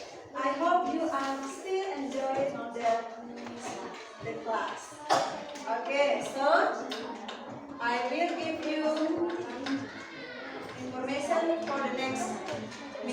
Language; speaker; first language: English; non-native, learner; Indonesian